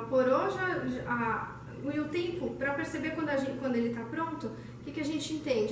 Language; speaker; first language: Portuguese; native; Portuguese